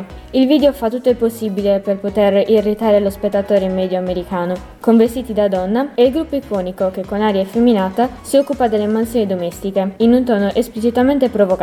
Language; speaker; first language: Italian; native; Italian